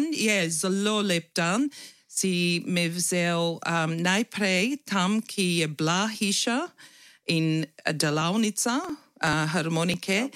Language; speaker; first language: Slovenian; early bilingual, heritage; English